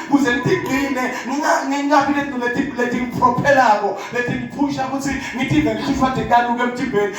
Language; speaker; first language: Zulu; non-native, local second language; Swati